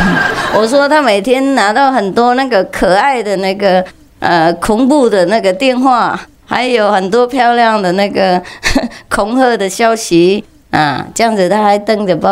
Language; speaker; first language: Chinese; non-native, fluent; Vietnamese